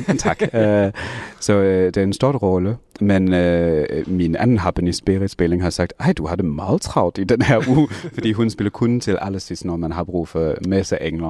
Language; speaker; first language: Danish; non-native, fluent; English